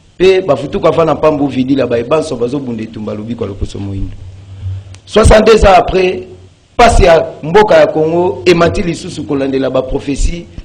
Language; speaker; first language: Lingala; non-native, local second language; Kongo